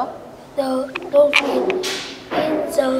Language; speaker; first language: English; non-native, learner; Vietnamese